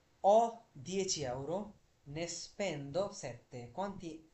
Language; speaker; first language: Italian; non-native, fluent; Bangla